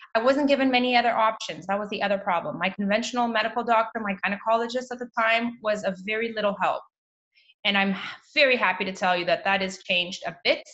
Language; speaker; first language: English; native; English